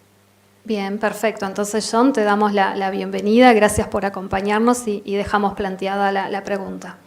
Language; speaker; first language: Spanish; native; Spanish